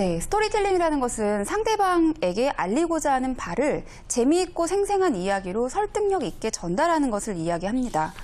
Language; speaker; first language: Korean; native; Korean